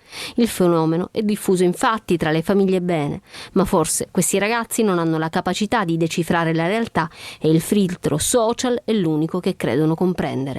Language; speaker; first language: Italian; native; Italian